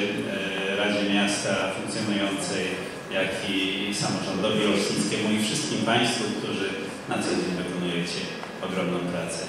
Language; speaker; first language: Polish; native; Polish